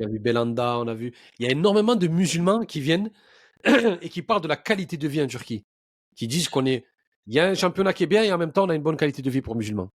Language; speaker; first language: French; native; French